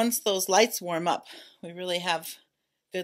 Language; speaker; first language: English; native; English